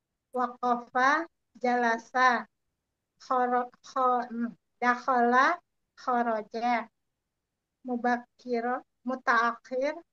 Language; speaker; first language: Arabic; non-native, learner; Indonesian